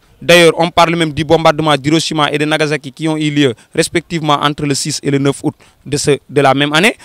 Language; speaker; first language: French; non-native, local second language; Wolof